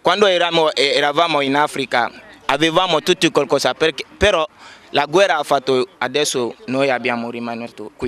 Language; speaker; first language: Italian; non-native, learner; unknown